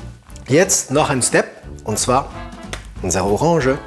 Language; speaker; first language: German; non-native, fluent; French